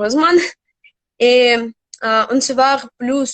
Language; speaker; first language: French; non-native, learner; Russian